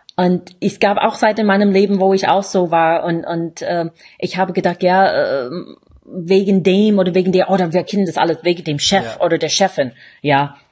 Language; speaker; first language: German; non-native, fluent; English